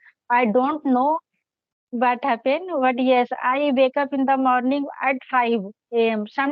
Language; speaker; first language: English; non-native, learner; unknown